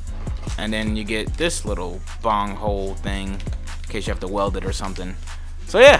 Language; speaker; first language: English; native; English